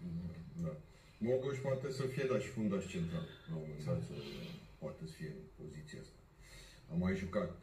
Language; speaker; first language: Romanian; native; Romanian